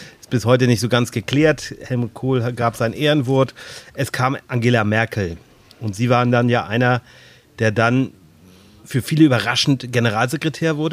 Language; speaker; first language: German; native; German